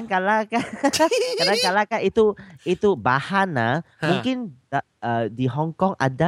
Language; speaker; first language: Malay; non-native, local second language; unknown